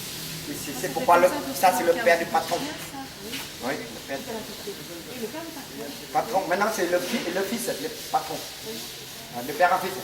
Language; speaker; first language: French; non-native, fluent; Vietnamese